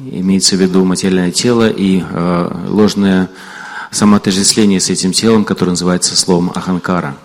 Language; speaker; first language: Russian; native; Russian